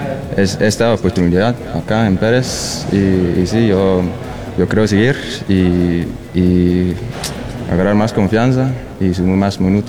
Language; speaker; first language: Spanish; non-native, learner; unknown